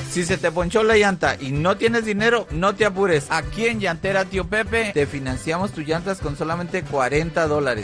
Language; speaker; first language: Spanish; native; Spanish